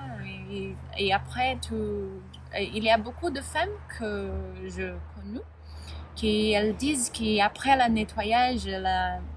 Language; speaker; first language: French; non-native, learner; Spanish